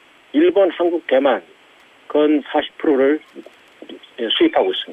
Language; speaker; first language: Korean; native; Korean